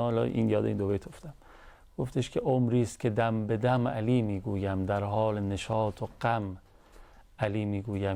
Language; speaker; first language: Persian; native; Persian